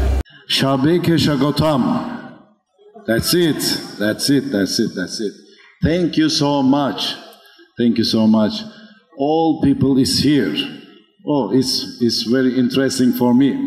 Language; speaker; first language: English; non-native, learner; Turkish